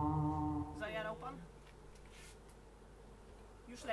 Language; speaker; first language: Polish; native; Polish